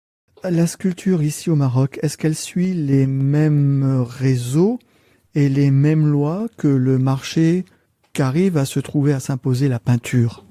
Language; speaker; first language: French; native; French